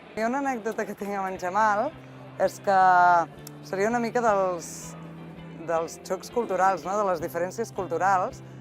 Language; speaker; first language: Catalan; native; Catalan